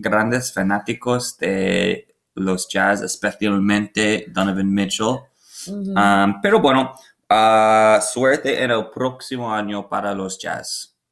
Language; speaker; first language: Spanish; non-native, learner; English